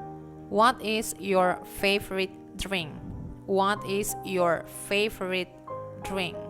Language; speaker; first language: English; non-native, fluent; Indonesian